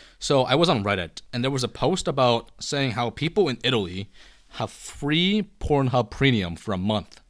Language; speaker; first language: English; early bilingual, other home language; Korean